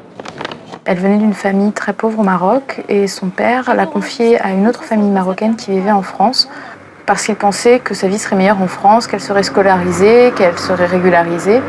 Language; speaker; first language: French; native; French